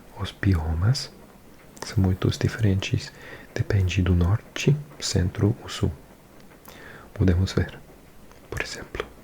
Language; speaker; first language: Portuguese; non-native, learner; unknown